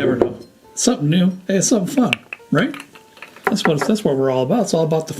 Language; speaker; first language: English; native; English